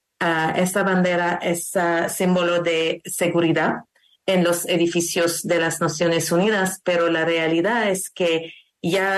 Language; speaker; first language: Spanish; non-native, learner; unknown